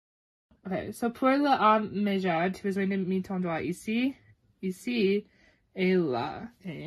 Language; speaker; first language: French; non-native, learner; English